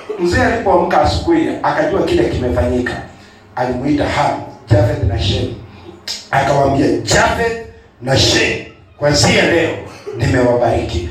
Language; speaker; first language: Swahili; non-native, local second language; Kikuyu